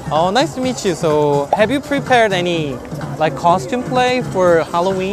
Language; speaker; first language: English; non-native, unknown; Korean